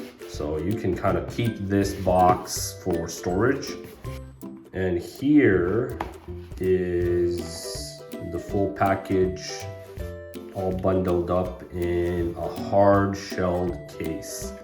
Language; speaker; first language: English; native; English